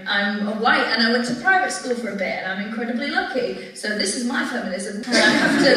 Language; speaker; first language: English; native; English